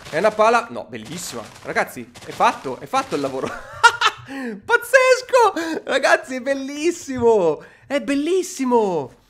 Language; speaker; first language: Italian; native; Italian